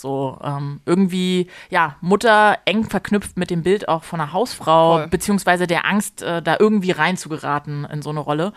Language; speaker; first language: German; native; German